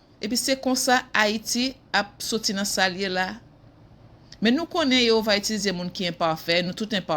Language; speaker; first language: French; non-native, local second language; Haitian Creole